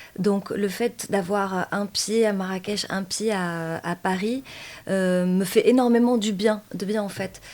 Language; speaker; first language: French; non-native, local second language; Arabic